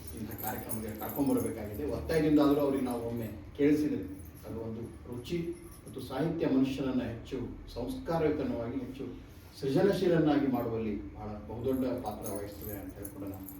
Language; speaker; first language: Kannada; native; Kannada